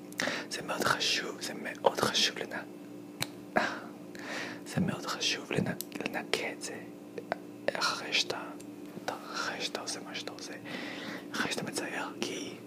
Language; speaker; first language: Hebrew; non-native, fluent; English